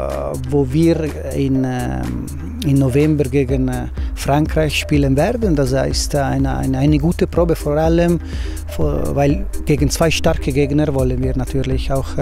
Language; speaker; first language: German; non-native, fluent; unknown